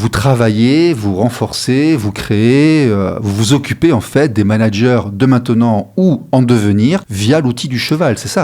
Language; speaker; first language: French; native; French